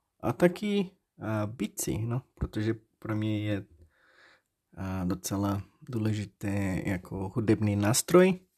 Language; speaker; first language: Czech; non-native, learner; Portuguese